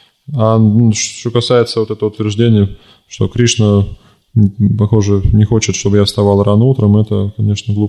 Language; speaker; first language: Russian; native; Russian